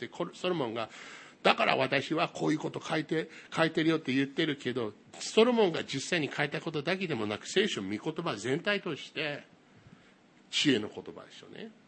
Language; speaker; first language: Japanese; non-native, fluent; English